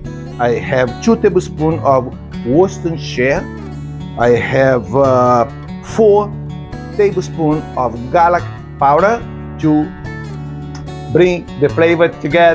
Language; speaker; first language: English; non-native, fluent; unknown